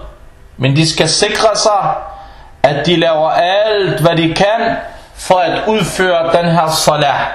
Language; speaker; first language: Danish; non-native, fluent; Arabic